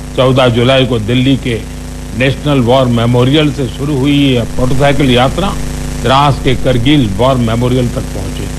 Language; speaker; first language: Hindi; non-native, local second language; Gujarati